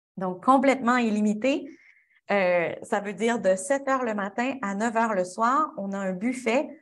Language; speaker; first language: French; native; French